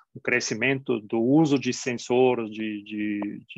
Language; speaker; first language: Portuguese; non-native, fluent; German